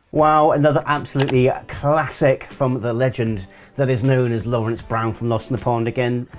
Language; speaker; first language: English; native; English